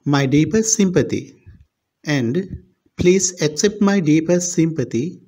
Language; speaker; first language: English; non-native, local second language; Sinhala